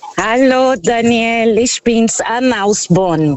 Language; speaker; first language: German; non-native, fluent; Portuguese